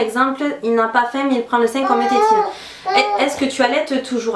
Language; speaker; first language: French; native; French